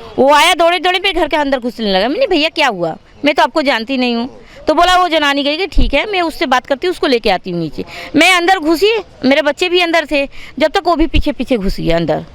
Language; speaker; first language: Hindi; native; Hindi